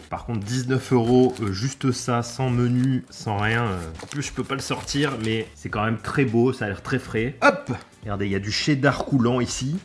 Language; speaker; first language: French; native; French